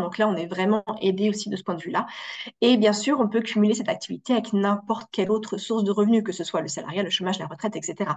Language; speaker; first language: French; native; French